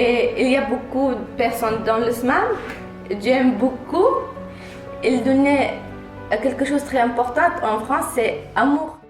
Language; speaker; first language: French; non-native, learner; Arabic